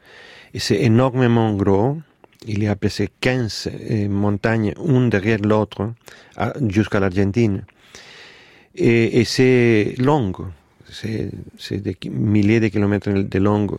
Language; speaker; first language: French; non-native, fluent; Spanish